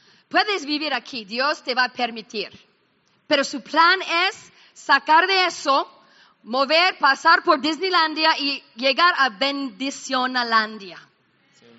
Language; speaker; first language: Spanish; non-native, fluent; English